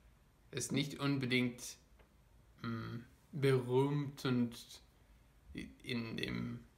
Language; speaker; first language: German; non-native, fluent; English